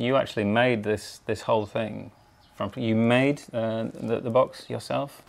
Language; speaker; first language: English; native; English